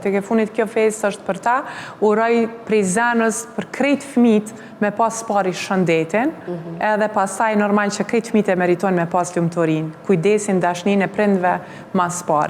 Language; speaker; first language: Albanian; native; Albanian